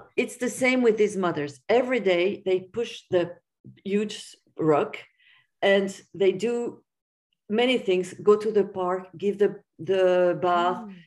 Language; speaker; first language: English; non-native, fluent; French